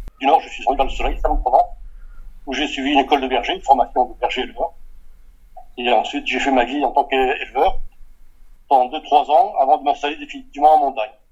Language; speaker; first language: French; early bilingual, other home language; Portuguese